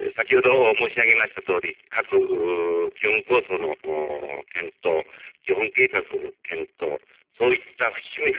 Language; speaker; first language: Japanese; native; Japanese